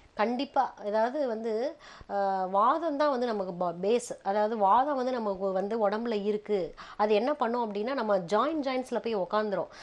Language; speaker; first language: Tamil; native; Tamil